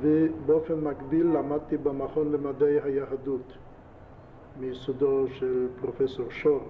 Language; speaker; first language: Hebrew; non-native, fluent; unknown